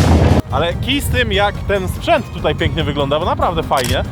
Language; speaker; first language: Polish; native; Polish